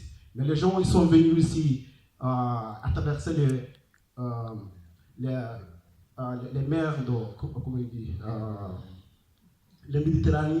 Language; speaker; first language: French; non-native, learner; Arabic